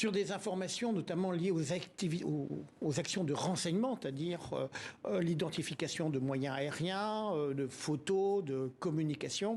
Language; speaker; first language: French; native; French